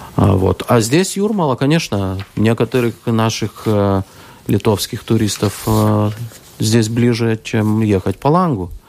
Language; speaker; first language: Russian; non-native, local second language; Lithuanian